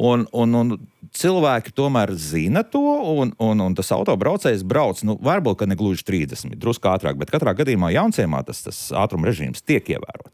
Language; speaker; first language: Latvian; native; Latvian